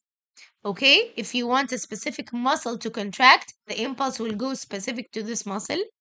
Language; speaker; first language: English; non-native, local second language; Arabic